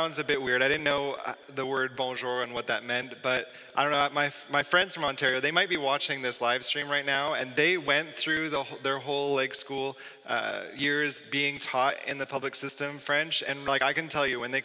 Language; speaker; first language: English; native; English